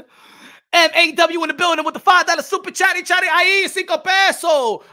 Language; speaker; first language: English; native; English